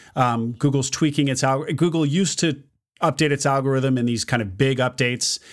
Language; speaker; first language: English; native; English